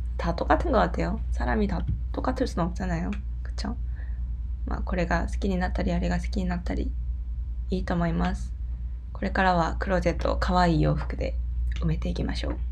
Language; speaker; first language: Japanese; non-native, fluent; Korean